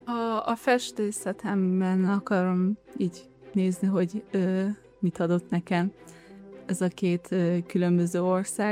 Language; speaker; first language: Hungarian; early bilingual, heritage; Hungarian